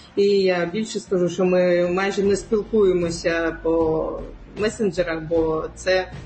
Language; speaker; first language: Ukrainian; non-native, local second language; Crimean Tatar